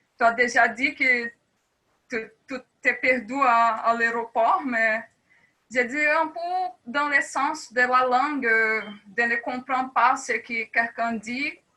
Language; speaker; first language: French; non-native, fluent; Portuguese